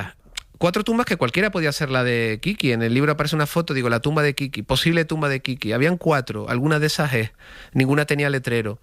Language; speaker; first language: Spanish; native; Spanish